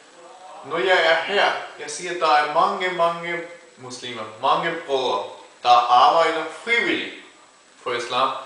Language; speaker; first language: Danish; non-native, fluent; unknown